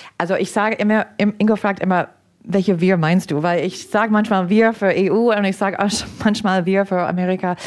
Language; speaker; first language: German; non-native, fluent; English